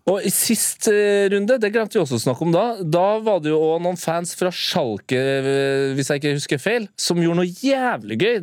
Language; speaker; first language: Norwegian; native; Norwegian